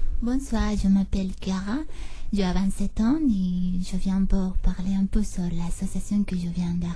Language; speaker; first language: French; non-native, learner; Spanish